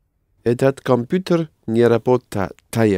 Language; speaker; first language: Russian; non-native, learner; English